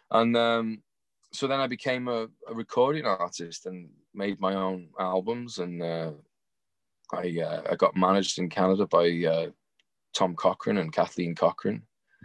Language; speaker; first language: English; native; English